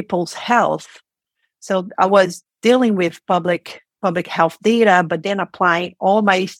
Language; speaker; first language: English; non-native, fluent; Portuguese